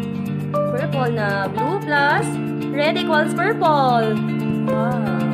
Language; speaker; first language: English; non-native, local second language; Filipino